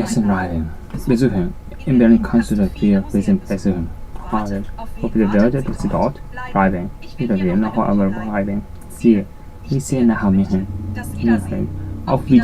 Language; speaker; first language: German; non-native, learner; Japanese